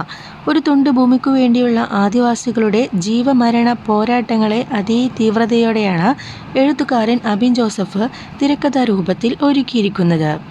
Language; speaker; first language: Malayalam; native; Malayalam